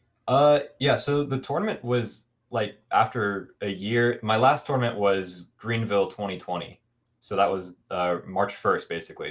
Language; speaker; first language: English; native; English